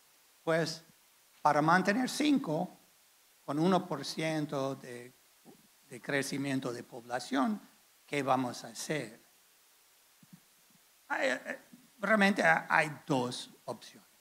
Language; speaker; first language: Spanish; non-native, fluent; English